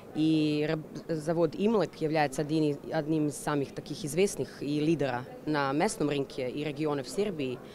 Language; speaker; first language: Russian; non-native, fluent; Serbian